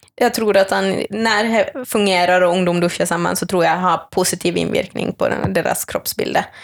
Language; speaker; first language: Swedish; native; Swedish